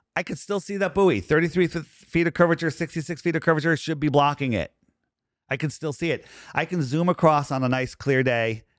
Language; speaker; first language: English; native; English